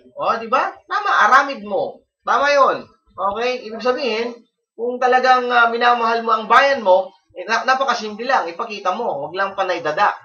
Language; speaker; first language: Filipino; non-native, local second language; Iloko